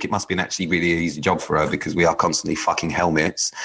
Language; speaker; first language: English; native; English